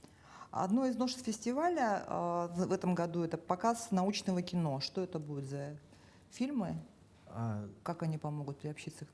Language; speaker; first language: Russian; native; Russian